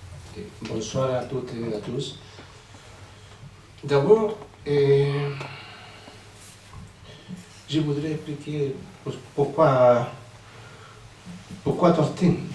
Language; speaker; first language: French; non-native, fluent; Spanish